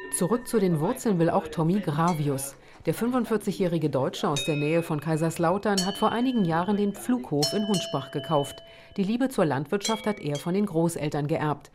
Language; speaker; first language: German; native; German